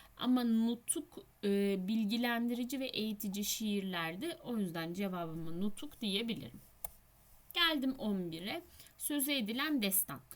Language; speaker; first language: Turkish; native; Turkish